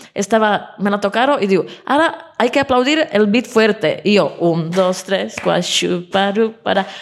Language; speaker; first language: Spanish; non-native, fluent; Czech